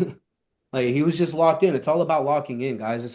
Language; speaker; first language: English; native; English